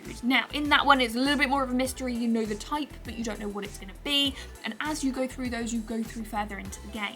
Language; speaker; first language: English; native; English